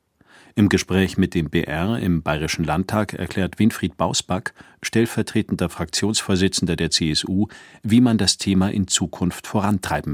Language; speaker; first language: German; native; German